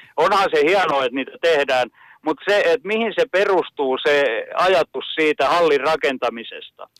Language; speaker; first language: Finnish; native; Finnish